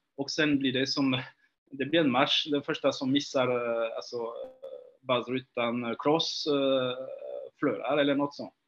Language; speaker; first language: Swedish; non-native, fluent; French